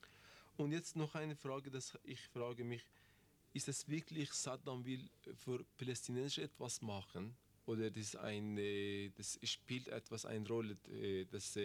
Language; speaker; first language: German; non-native, learner; Persian